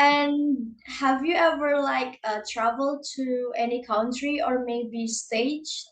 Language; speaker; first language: English; non-native, learner; Indonesian